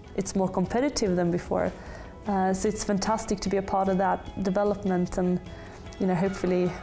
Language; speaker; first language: English; non-native, fluent; Swedish